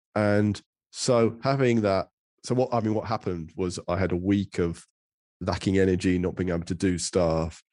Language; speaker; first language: English; native; English